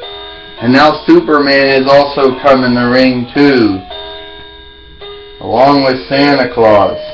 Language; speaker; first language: English; native; English